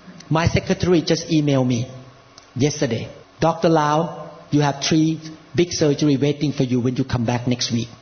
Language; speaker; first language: English; non-native, fluent; Thai